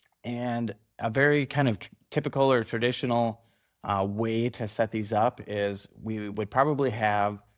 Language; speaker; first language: English; native; English